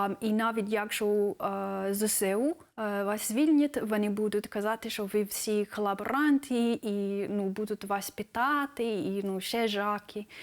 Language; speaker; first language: Ukrainian; non-native, fluent; English